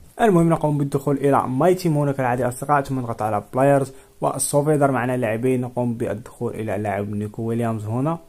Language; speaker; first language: Arabic; native; Arabic